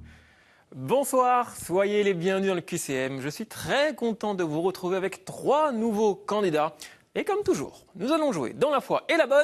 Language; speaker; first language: French; native; French